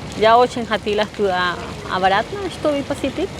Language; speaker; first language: Russian; non-native, learner; Spanish